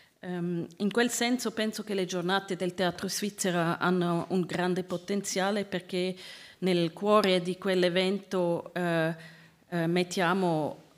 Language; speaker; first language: Italian; non-native, learner; Swiss German